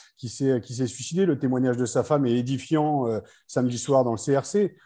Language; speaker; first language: French; native; French